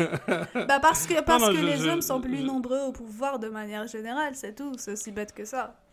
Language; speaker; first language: French; non-native, local second language; Arabic